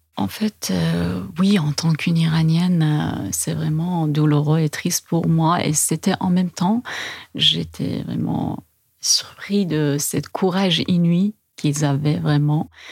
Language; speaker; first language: French; non-native, fluent; Persian